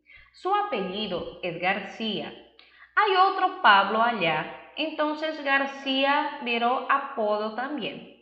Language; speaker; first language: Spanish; non-native, fluent; Portuguese